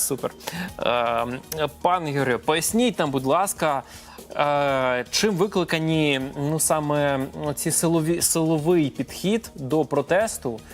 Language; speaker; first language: Ukrainian; native; Ukrainian